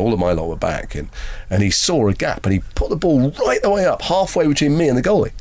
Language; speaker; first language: English; native; English